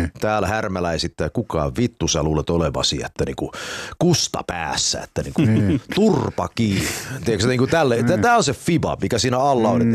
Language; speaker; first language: Finnish; early bilingual, heritage; Finnish